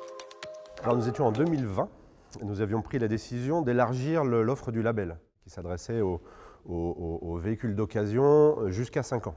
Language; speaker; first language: French; native; French